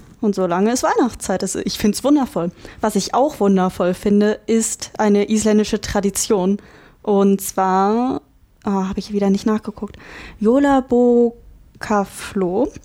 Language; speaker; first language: German; native; German